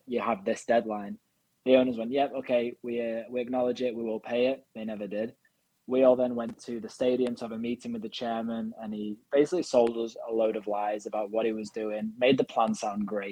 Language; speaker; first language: English; native; English